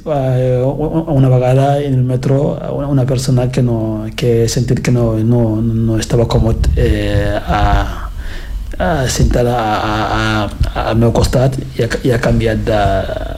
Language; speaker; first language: Catalan; non-native, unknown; Fula